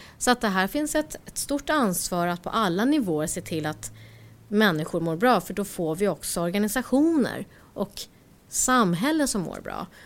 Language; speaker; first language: Swedish; early bilingual, other home language; Korean